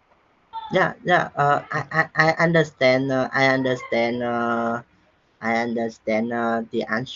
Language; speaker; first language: English; non-native, learner; Vietnamese